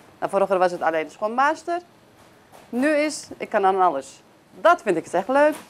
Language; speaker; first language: Dutch; non-native, learner; Turkish